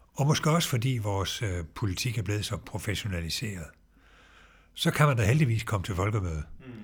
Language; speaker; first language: Danish; native; Danish